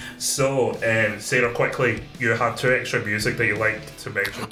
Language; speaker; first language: English; native; English